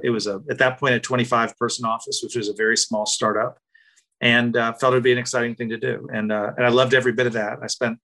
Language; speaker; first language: English; native; English